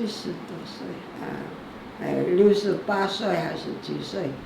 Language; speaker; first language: Chinese; non-native, local second language; Amis